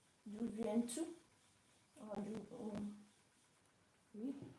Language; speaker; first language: French; non-native, learner; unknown